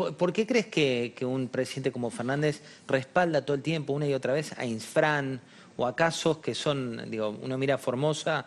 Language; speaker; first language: Spanish; native; Spanish